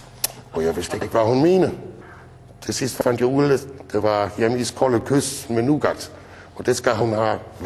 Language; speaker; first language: Danish; non-native, fluent; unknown